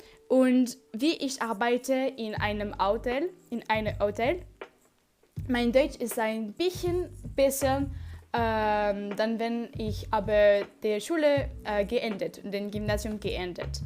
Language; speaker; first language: German; non-native, learner; French